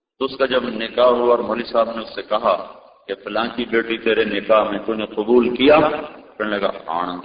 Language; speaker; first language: Urdu; non-native, local second language; Punjabi